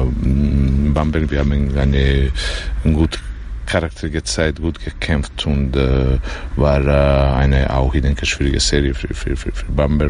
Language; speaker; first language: German; non-native, learner; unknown